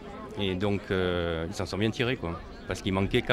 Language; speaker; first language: French; native; French